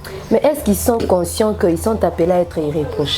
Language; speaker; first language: French; non-native, local second language; Lingala